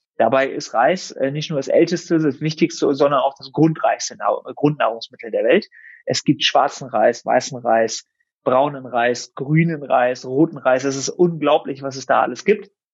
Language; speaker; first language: German; native; German